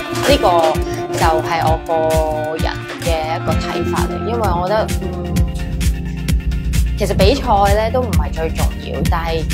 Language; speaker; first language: Cantonese; native; Cantonese